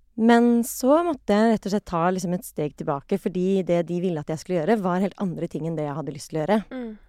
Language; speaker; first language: Norwegian; native; Norwegian